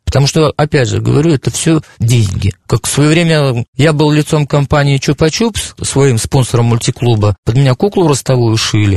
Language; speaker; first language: Russian; native; Russian